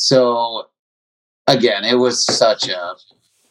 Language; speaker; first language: English; native; English